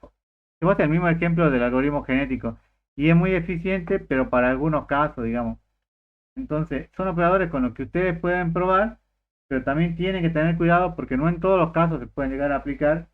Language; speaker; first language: Spanish; native; Spanish